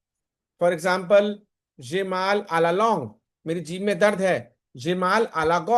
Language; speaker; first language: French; non-native, learner; Hindi